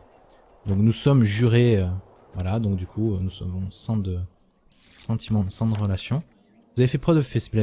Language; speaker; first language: French; native; French